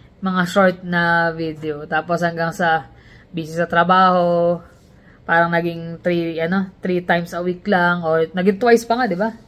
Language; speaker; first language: Filipino; native; Filipino